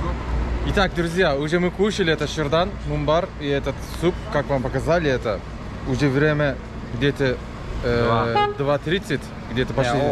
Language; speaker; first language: Russian; non-native, learner; Turkish